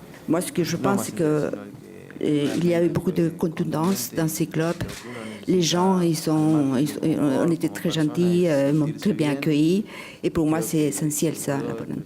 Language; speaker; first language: French; non-native, learner; Spanish